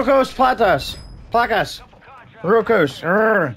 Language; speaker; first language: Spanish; non-native, learner; English